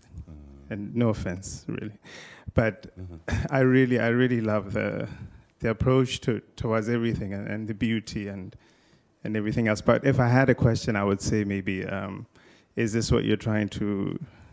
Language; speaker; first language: English; non-native, local second language; Tswana